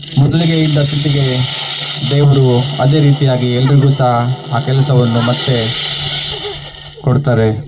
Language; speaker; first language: Kannada; native; Kannada